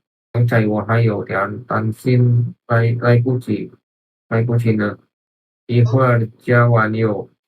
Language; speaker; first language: Chinese; non-native, learner; Indonesian